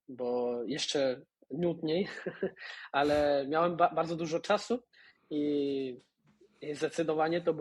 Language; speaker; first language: Polish; non-native, fluent; Spanish